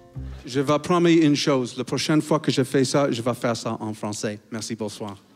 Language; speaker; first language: French; non-native, fluent; English